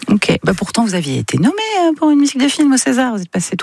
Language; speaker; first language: French; native; French